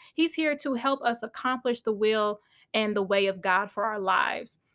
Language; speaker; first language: English; native; English